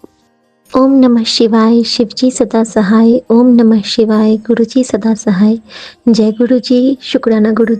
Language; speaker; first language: Hindi; native; Hindi